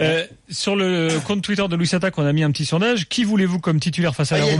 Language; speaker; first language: French; native; French